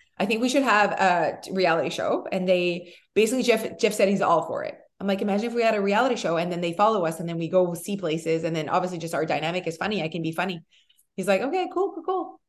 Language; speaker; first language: English; early bilingual, other home language; French